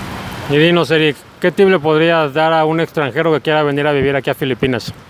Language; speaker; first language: Spanish; native; Spanish